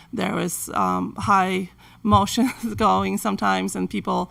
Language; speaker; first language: English; non-native, fluent; Polish